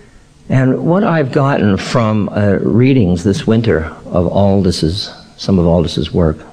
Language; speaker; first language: English; native; English